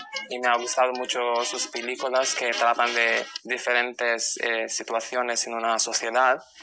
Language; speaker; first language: Spanish; non-native, fluent; Filipino